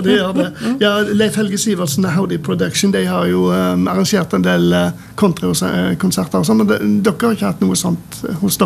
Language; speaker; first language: Norwegian; native; Norwegian